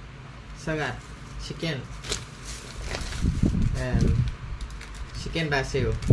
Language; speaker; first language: English; non-native, learner; Thai